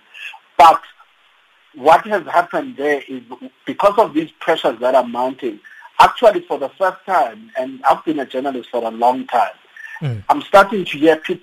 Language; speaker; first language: English; non-native, local second language; Swati